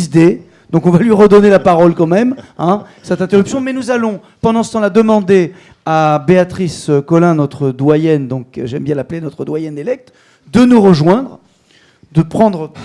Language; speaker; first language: French; native; French